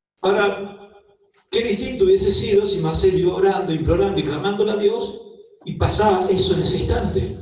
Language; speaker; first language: Spanish; native; Spanish